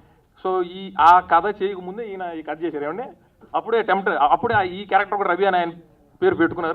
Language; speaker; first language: Telugu; native; Telugu